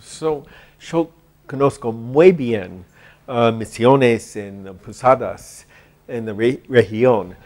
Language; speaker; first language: Spanish; non-native, learner; English